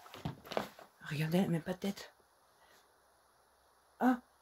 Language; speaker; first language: French; native; French